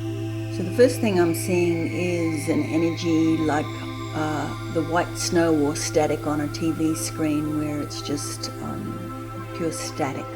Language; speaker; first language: English; native; English